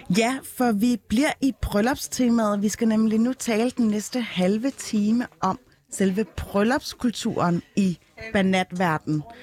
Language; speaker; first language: Danish; early bilingual, other home language; Arabic